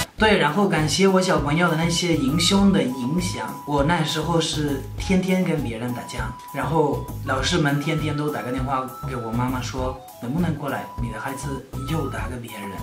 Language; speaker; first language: Chinese; non-native, fluent; Spanish